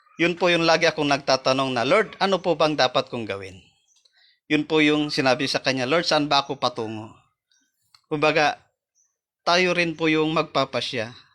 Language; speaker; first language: Filipino; native; Filipino